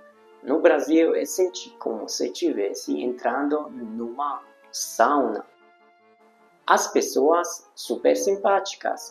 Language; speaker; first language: Portuguese; non-native, fluent; Hungarian